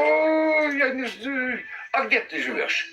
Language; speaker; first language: Russian; non-native, learner; Lithuanian